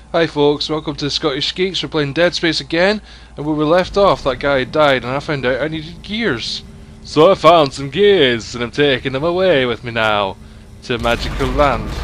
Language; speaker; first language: English; native; English